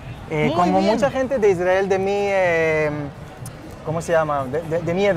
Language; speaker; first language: Spanish; non-native, fluent; Hebrew